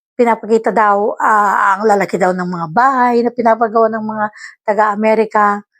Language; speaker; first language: Filipino; non-native, local second language; Iloko